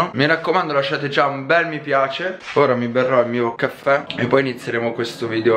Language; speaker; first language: Italian; native; Italian